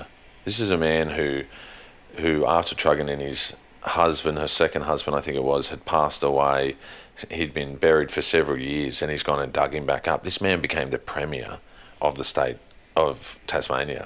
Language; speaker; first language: English; native; English